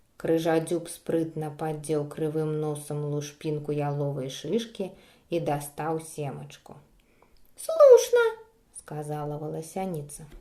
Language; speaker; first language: Belarusian; non-native, local second language; Russian